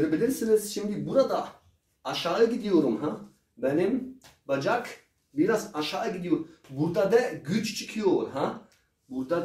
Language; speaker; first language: Turkish; non-native, learner; Arabic